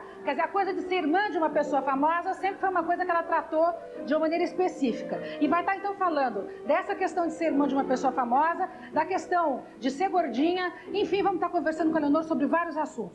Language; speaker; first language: Portuguese; native; Portuguese